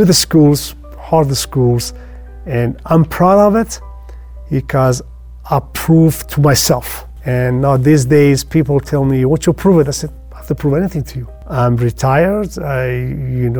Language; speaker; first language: English; non-native, fluent; Persian